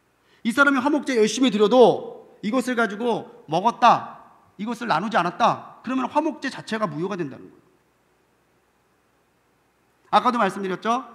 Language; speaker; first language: Korean; native; Korean